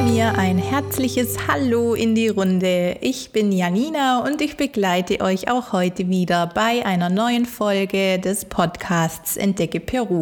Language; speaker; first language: German; native; German